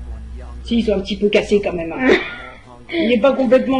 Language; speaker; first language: French; native; French